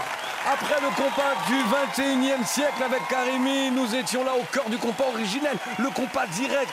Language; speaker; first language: French; native; French